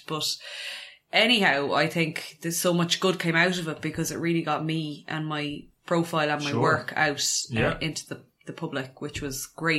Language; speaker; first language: English; native; English